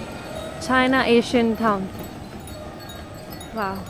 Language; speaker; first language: English; non-native, local second language; Hindi